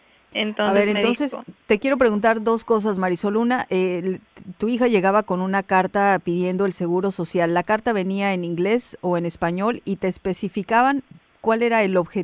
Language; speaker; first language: Spanish; native; Spanish